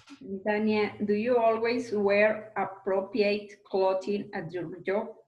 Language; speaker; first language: English; non-native, learner; Spanish